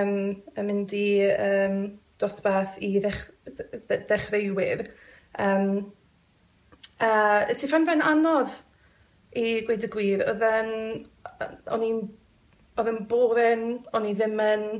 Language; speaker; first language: Welsh; non-native, local second language; English